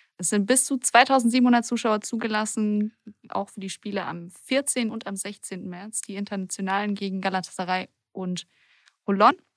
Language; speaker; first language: German; native; German